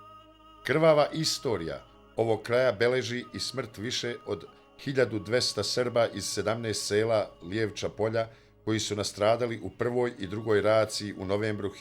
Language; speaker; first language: Bosnian; native; Bosnian